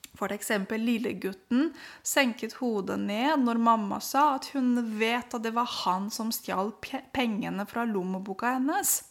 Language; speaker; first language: Norwegian; non-native, fluent; Romanian